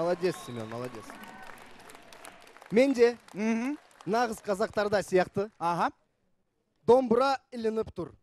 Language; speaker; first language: Kazakh; non-native, local second language; Russian